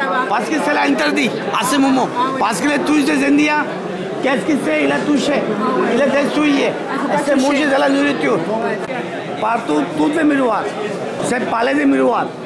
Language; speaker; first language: French; non-native, learner; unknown